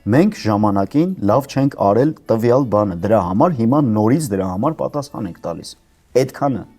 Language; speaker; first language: Armenian; native; Armenian